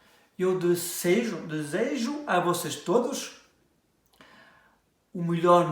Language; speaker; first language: Portuguese; early bilingual, heritage; French